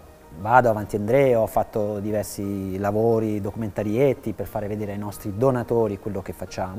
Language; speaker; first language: Italian; native; Italian